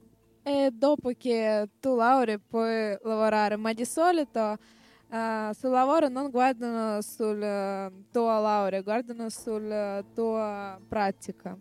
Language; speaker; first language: Italian; non-native, learner; Russian